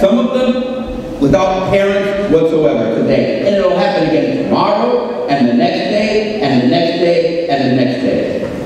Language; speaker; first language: English; early bilingual, other home language; Spanish